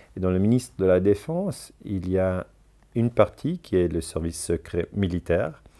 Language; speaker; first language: French; non-native, local second language; German